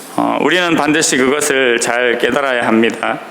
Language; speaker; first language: Korean; native; Korean